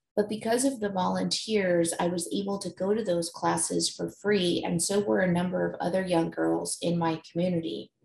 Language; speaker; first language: English; native; English